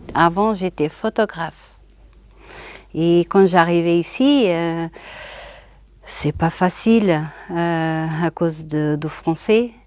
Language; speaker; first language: French; non-native, learner; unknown